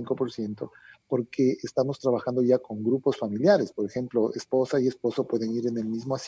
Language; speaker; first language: Spanish; native; Spanish